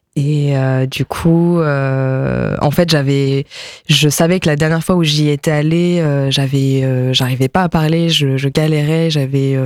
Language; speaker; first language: French; early bilingual, other home language; Japanese